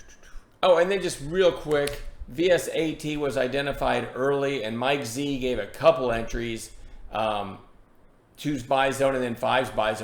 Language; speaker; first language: English; native; English